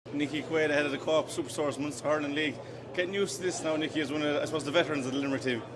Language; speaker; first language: English; native; English